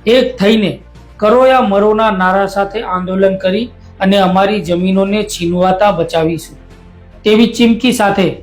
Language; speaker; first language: Gujarati; native; Gujarati